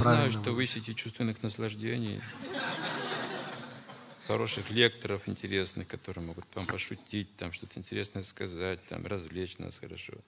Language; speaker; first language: Russian; native; Russian